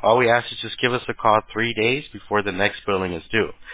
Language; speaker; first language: English; early bilingual, other home language; Spanish